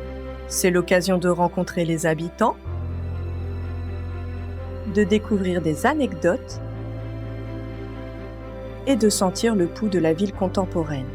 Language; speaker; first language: French; native; French